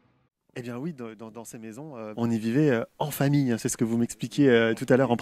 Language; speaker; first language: French; native; French